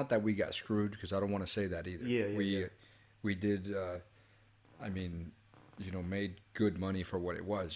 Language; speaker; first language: English; early bilingual, other home language; Spanish